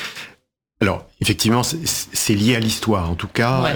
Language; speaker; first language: French; native; French